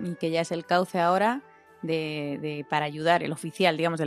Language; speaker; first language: Spanish; native; Spanish